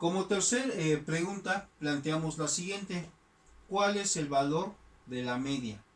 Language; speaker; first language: Spanish; native; Spanish